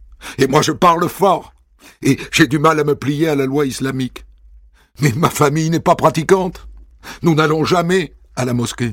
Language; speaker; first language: French; native; French